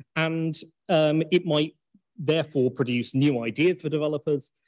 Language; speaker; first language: English; native; English